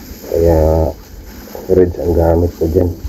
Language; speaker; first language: Filipino; native; Filipino